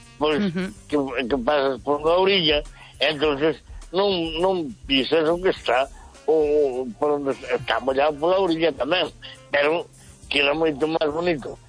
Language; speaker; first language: Spanish; non-native, local second language; Galician